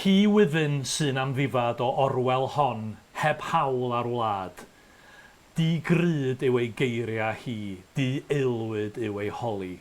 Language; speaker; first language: Welsh; native; Welsh